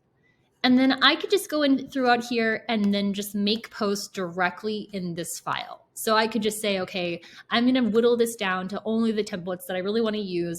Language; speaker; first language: English; native; English